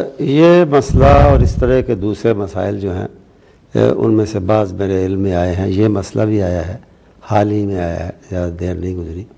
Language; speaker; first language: Urdu; non-native, local second language; Punjabi